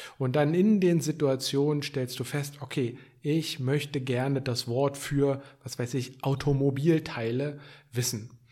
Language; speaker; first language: German; native; German